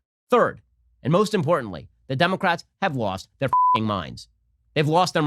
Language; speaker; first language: English; native; English